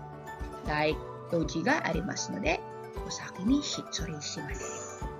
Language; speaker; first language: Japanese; non-native, fluent; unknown